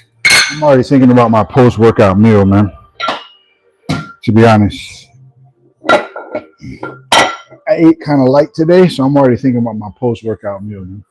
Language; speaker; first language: English; native; English